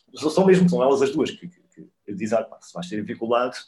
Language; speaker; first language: Portuguese; native; Portuguese